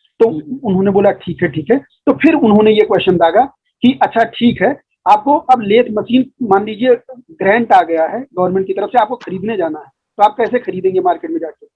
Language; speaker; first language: Hindi; native; Hindi